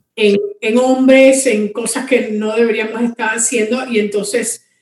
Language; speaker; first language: Spanish; native; Spanish